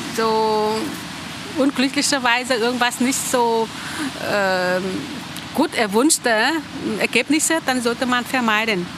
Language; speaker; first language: German; non-native, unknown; Vietnamese